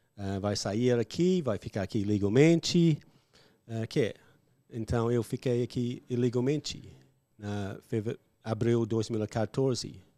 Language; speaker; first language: Portuguese; non-native, learner; English